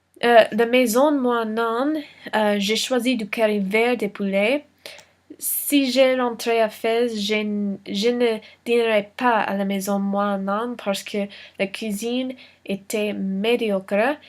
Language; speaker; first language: French; non-native, learner; English